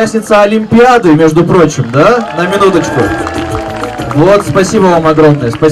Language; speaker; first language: Russian; native; Russian